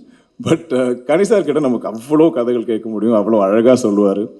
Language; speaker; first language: Tamil; non-native, local second language; Malayalam